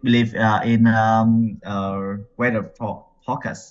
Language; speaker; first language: English; non-native, learner; Vietnamese